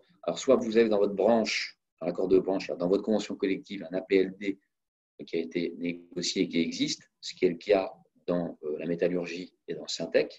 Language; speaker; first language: French; native; French